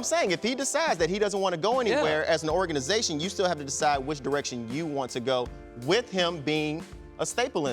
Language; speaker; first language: English; native; English